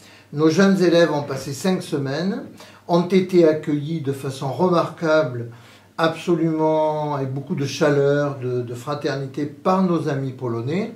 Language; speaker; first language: French; native; French